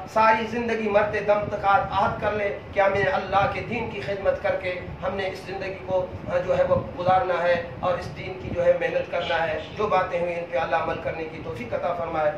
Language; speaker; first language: Urdu; non-native, local second language; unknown